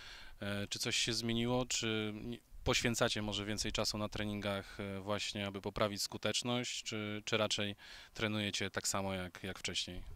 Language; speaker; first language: Polish; native; Polish